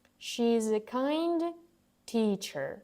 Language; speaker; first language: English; non-native, fluent; Ukrainian